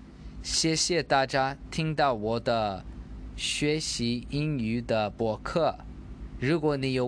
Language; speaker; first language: Chinese; non-native, learner; English